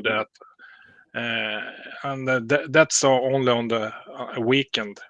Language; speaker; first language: English; non-native, learner; Swedish